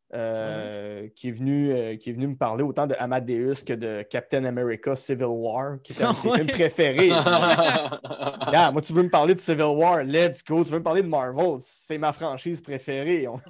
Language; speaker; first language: French; native; French